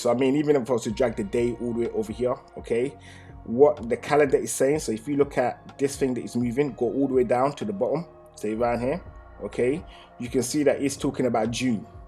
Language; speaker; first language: English; native; English